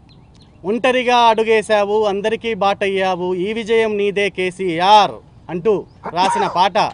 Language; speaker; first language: Telugu; native; Telugu